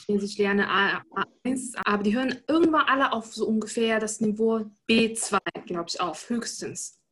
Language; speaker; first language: German; non-native, fluent; Chinese